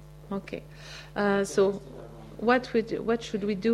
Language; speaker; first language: English; native; English